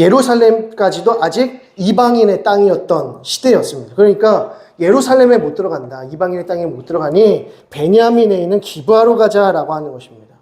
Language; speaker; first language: Korean; native; Korean